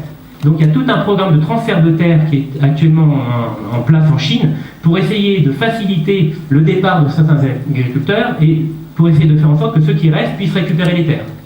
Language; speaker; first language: French; native; French